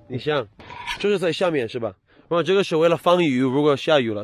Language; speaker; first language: Chinese; early bilingual, heritage; Chinese